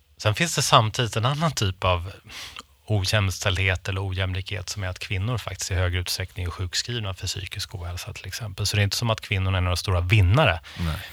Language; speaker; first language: Swedish; native; Swedish